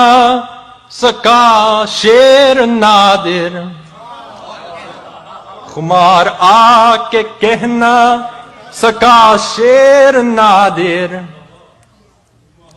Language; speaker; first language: Urdu; non-native, fluent; English